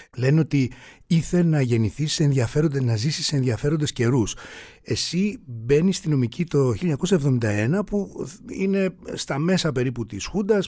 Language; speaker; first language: Greek; native; Greek